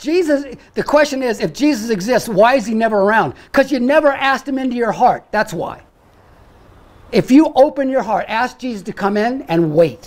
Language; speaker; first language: English; native; English